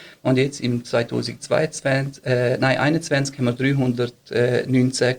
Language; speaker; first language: German; early bilingual, other home language; Bosnian